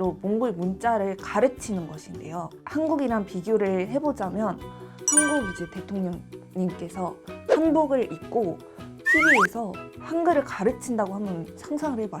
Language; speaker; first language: Korean; non-native, fluent; Mongolian